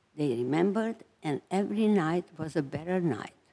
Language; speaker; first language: English; non-native, fluent; Hungarian